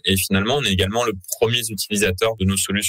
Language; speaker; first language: French; native; French